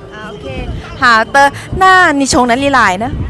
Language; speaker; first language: Chinese; non-native, fluent; Thai